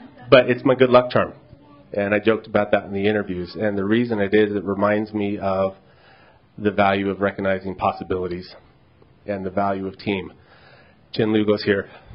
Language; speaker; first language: English; native; English